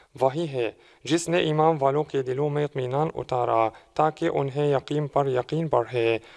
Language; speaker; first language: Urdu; non-native, fluent; Arabic